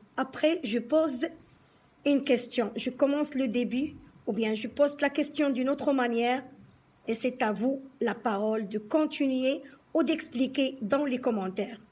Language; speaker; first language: French; non-native, local second language; Arabic